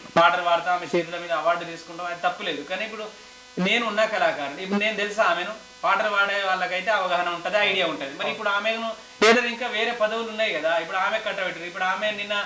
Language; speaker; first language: Telugu; non-native, local second language; Lambadi